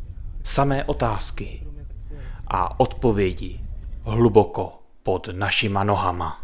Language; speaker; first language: Czech; native; Czech